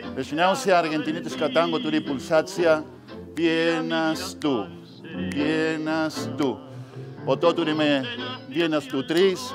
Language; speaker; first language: Lithuanian; non-native, fluent; Spanish